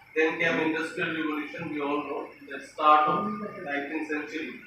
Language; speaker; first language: English; non-native, local second language; Bangla